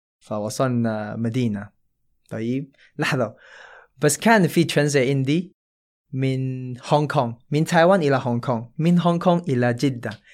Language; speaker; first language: Arabic; non-native, fluent; Chinese